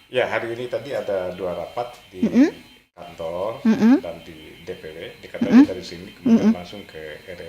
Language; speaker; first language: Indonesian; native; Indonesian